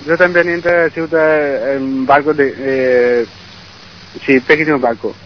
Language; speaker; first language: Spanish; non-native, learner; Bangla